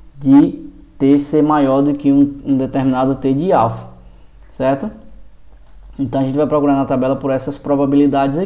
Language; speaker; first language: Portuguese; native; Portuguese